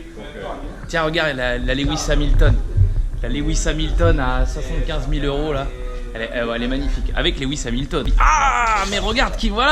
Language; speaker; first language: French; native; French